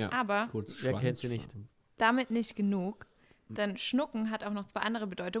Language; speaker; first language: German; native; German